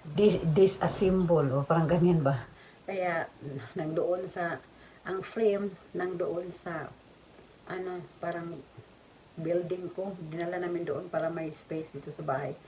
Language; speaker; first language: Filipino; non-native, local second language; Cebuano